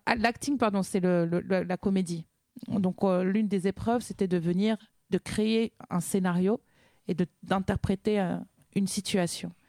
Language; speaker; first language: French; native; French